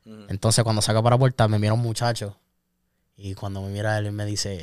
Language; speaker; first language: Spanish; early bilingual, heritage; Spanish